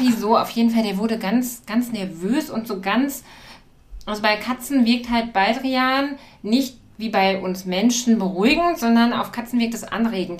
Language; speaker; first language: German; native; German